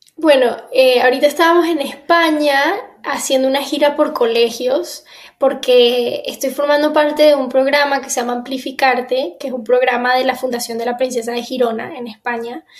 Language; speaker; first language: Spanish; native; Spanish